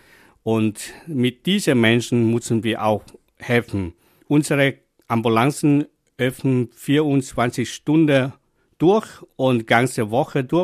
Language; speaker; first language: German; non-native, fluent; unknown